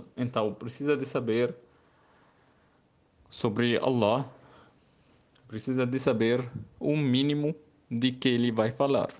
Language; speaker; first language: Portuguese; non-native, learner; Arabic